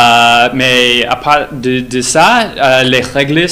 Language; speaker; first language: French; non-native, fluent; English